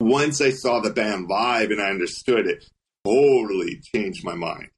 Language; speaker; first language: English; native; English